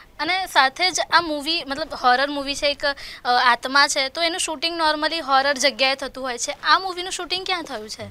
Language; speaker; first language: Gujarati; native; Gujarati